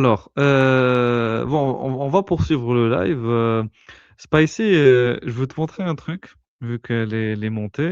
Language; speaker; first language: French; native; French